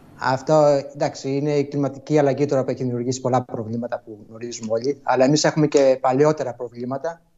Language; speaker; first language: Greek; native; Greek